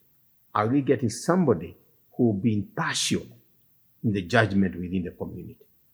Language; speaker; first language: English; non-native, local second language; Kikuyu